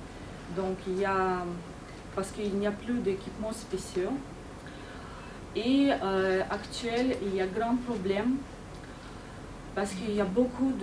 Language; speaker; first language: French; non-native, fluent; Ukrainian